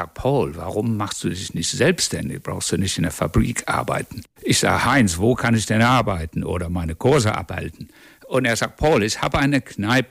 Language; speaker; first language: German; non-native, fluent; English